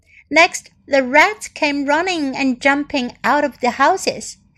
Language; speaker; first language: English; non-native, fluent; Chinese